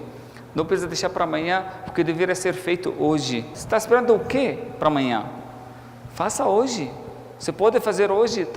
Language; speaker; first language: Portuguese; non-native, fluent; Arabic